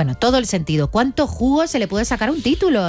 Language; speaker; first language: Spanish; native; Spanish